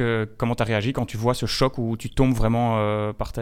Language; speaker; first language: French; native; French